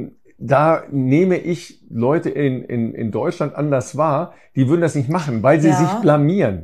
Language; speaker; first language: German; native; German